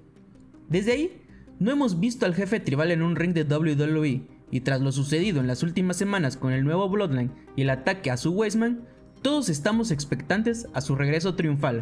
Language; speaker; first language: Spanish; native; Spanish